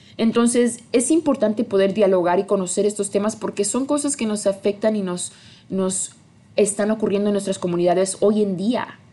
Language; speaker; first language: Spanish; early bilingual, heritage; Spanish